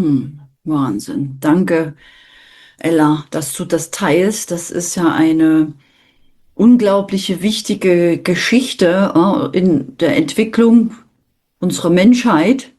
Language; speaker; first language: German; native; German